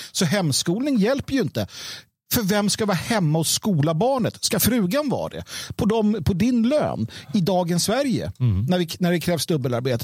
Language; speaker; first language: Swedish; native; Swedish